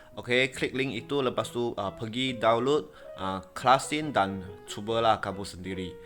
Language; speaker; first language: Malay; non-native, local second language; Chinese